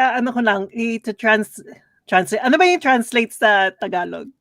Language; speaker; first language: Filipino; early bilingual, heritage; Swedish